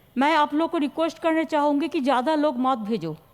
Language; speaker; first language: Hindi; non-native, local second language; Bangla